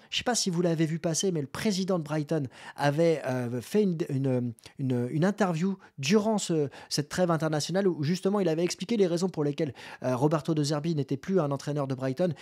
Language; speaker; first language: French; native; French